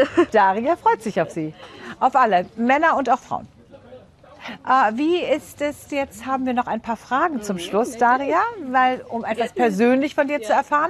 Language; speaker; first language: German; native; German